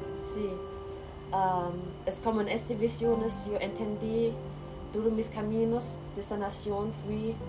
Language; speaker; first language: Spanish; non-native, learner; German